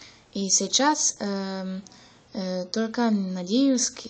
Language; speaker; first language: Russian; non-native, learner; German